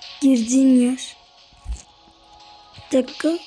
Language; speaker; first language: Turkish; native; Turkish